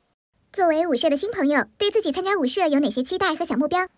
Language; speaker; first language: Chinese; native; Chinese